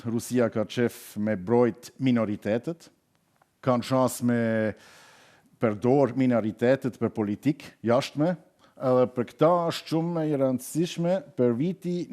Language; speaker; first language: Albanian; non-native, learner; German